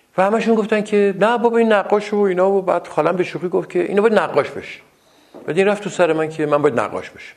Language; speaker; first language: Persian; non-native, local second language; Azerbaijani